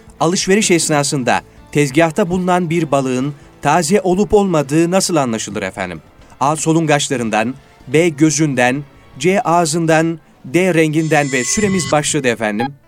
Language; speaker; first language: Turkish; native; Turkish